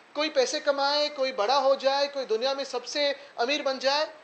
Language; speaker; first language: Hindi; non-native, local second language; Marathi